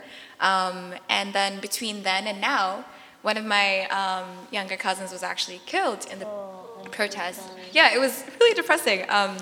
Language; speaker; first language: English; early bilingual, other home language; Arabic